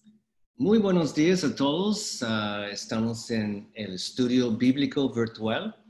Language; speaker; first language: Spanish; non-native, fluent; English